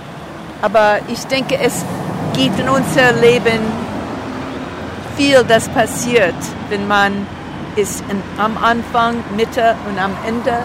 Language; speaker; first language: German; non-native, learner; English